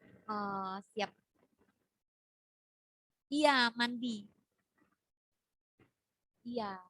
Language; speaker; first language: Indonesian; native; Indonesian